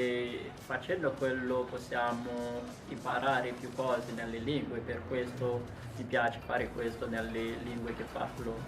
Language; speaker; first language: Italian; non-native, fluent; Haitian Creole